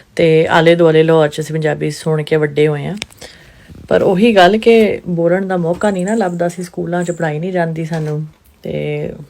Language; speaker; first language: Punjabi; non-native, local second language; Urdu